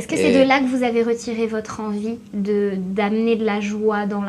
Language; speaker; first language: French; native; French